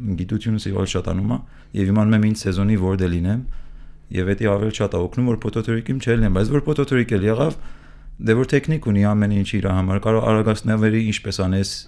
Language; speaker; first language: Armenian; early bilingual, heritage; Armenian